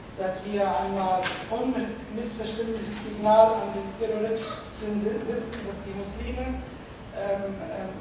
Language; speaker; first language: German; native; German